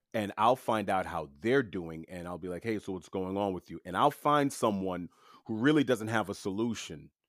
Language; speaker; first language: English; early bilingual, other home language; French